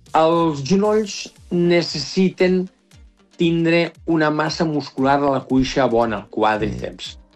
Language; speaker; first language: Catalan; native; Catalan